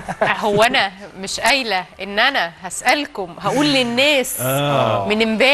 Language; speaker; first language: Arabic; native; Arabic